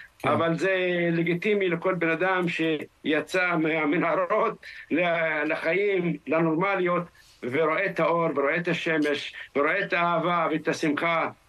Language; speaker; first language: Hebrew; non-native, local second language; Arabic